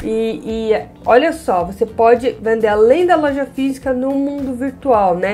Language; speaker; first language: Portuguese; native; Portuguese